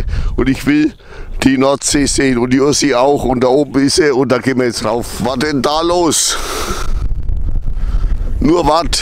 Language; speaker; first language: German; native; German